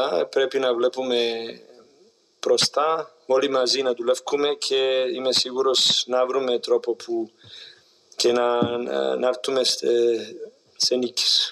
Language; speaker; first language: Greek; non-native, learner; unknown